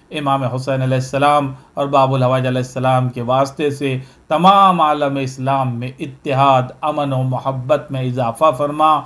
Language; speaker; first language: Urdu; native; Urdu